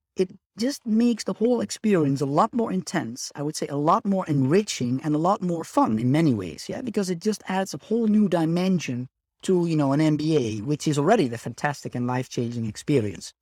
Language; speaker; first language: English; non-native, fluent; Dutch